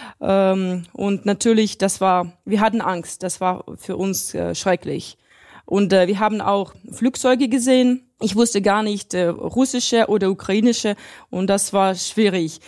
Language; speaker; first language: German; non-native, fluent; Russian